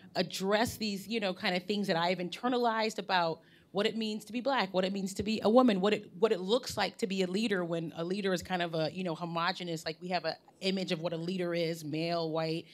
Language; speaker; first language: English; native; English